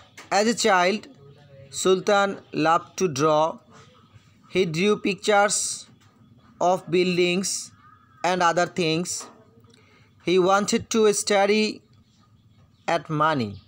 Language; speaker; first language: English; non-native, local second language; Bangla